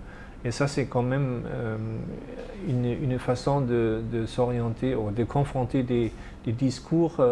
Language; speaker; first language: French; non-native, fluent; German